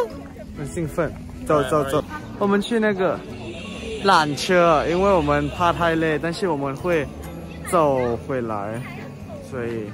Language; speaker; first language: Chinese; non-native, fluent; Thai